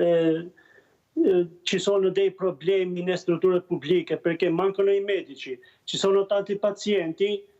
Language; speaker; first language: Italian; non-native, learner; Albanian